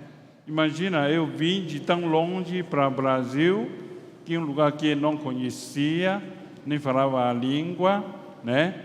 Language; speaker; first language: Portuguese; non-native, fluent; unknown